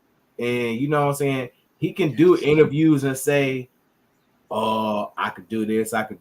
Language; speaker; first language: English; native; English